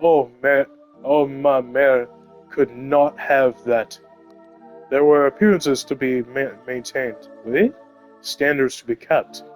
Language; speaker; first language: English; native; English